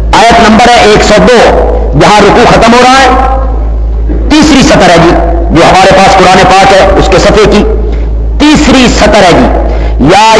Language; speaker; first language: Urdu; non-native, local second language; Punjabi